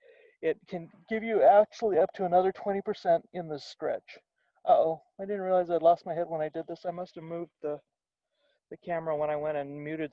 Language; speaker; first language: English; native; English